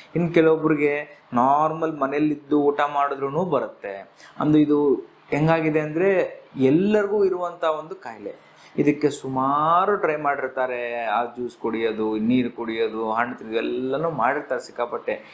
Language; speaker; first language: Kannada; native; Kannada